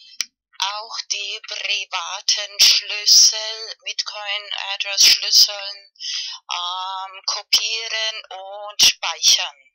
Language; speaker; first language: German; non-native, learner; Spanish